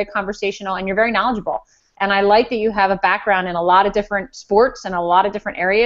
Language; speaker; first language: English; native; English